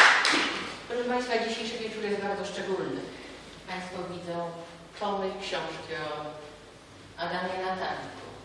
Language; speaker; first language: Polish; native; Polish